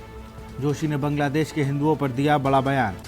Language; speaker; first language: Hindi; native; Hindi